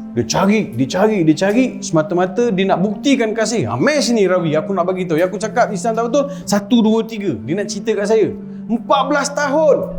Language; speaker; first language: Malay; non-native, local second language; Tamil